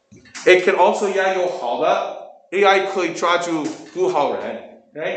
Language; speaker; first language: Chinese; non-native, learner; English